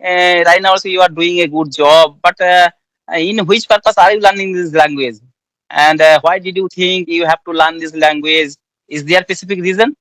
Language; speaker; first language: English; non-native, learner; Bangla